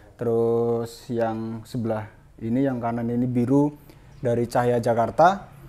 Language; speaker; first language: Indonesian; native; Indonesian